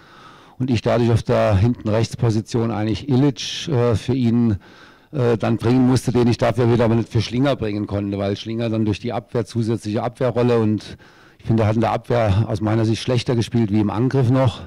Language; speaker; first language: German; native; German